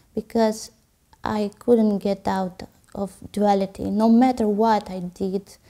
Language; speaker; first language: English; non-native, fluent; Romanian